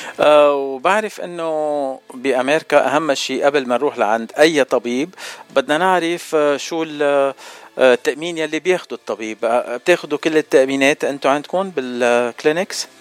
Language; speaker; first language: Arabic; native; Arabic